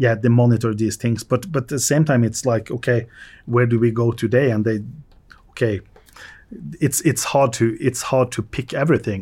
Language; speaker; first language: English; non-native, fluent; Norwegian